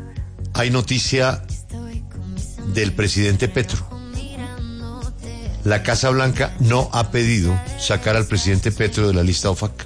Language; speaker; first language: Spanish; native; Spanish